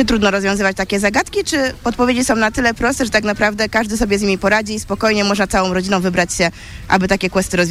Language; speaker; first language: Polish; native; Polish